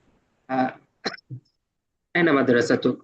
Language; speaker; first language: Arabic; non-native, fluent; Bangla